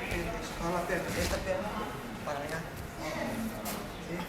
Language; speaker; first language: Spanish; non-native, learner; Portuguese